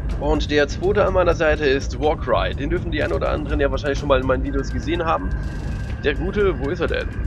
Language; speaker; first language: German; native; German